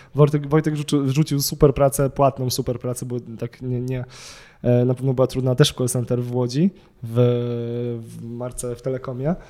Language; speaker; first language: Polish; native; Polish